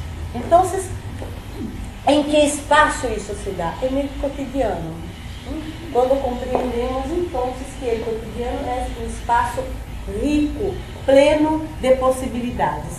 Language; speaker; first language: Spanish; non-native, fluent; Portuguese